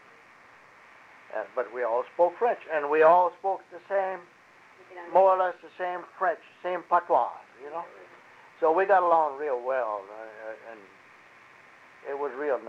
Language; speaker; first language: English; early bilingual, other home language; French